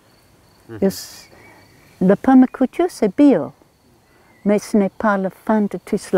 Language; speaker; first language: French; non-native, learner; English